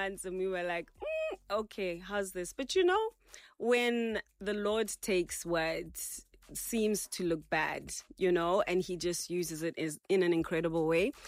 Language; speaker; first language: English; non-native, local second language; Tswana